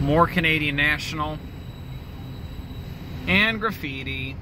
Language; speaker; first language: English; native; English